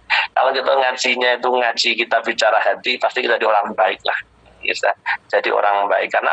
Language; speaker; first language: Indonesian; native; Indonesian